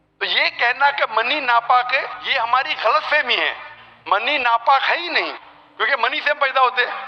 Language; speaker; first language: Urdu; non-native, local second language; Konkani